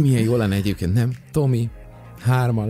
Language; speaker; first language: Hungarian; native; Hungarian